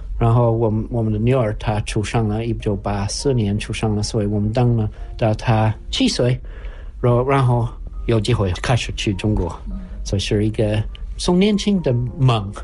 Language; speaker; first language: Chinese; non-native, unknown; English